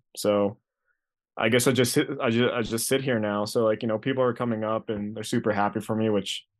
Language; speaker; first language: English; early bilingual, other home language; Greek